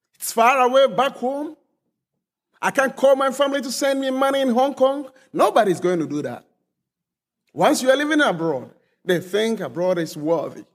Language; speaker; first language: English; non-native, local second language; Akan